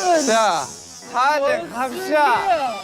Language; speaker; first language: Korean; native; Korean